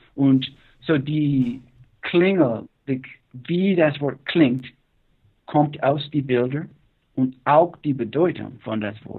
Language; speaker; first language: German; non-native, learner; English